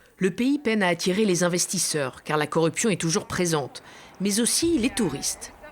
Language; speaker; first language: French; native; French